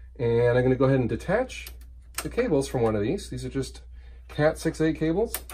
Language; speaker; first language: English; native; English